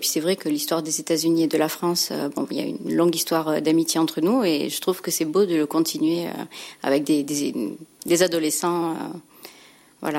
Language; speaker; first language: French; native; French